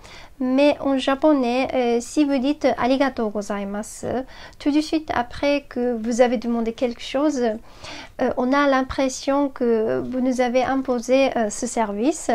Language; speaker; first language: French; non-native, fluent; Japanese